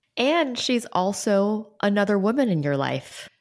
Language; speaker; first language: English; native; English